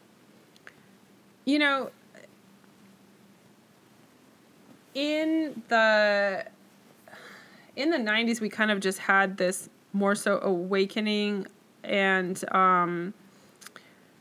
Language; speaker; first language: English; native; English